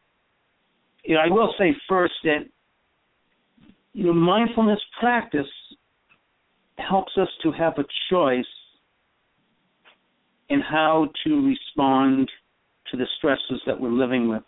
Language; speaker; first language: English; native; English